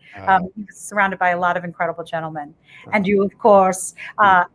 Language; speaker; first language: English; native; English